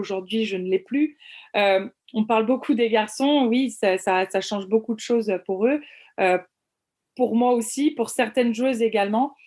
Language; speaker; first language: French; native; French